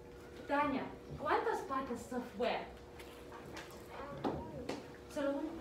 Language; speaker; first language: Spanish; early bilingual, heritage; Spanish